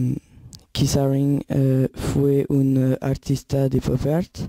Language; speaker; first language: Spanish; non-native, learner; French